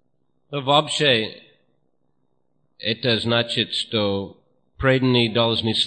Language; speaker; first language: Russian; non-native, fluent; English